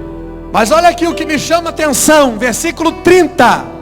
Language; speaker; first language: Portuguese; native; Portuguese